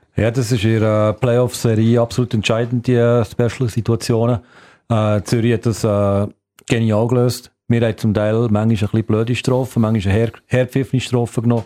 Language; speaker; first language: German; native; German